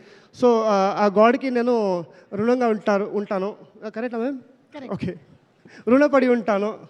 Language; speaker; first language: Telugu; non-native, learner; Kannada